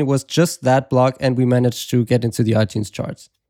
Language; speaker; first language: English; non-native, fluent; German